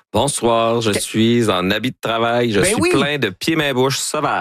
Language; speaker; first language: French; native; French